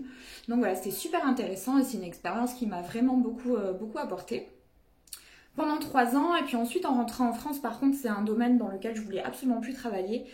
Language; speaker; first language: French; native; French